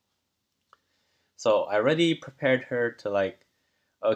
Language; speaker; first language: English; non-native, local second language; Cebuano